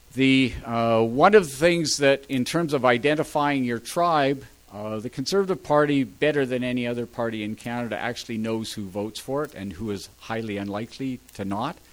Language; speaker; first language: English; native; English